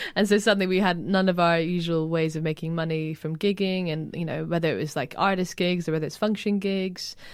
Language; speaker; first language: English; native; English